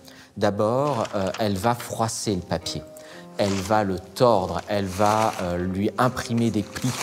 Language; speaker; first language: French; native; French